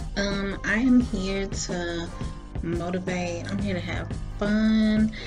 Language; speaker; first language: English; native; English